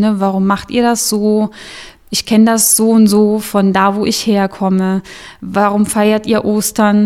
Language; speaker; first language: German; native; German